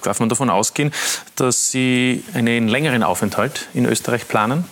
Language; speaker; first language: German; native; German